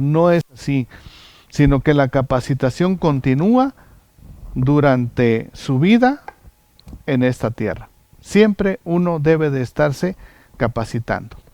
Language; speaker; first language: Spanish; native; Spanish